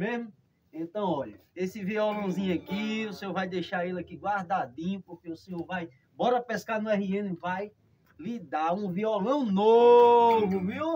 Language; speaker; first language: Portuguese; native; Portuguese